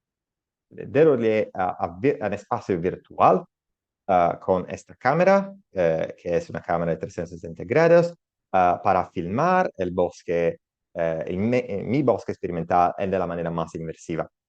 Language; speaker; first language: Spanish; non-native, learner; Italian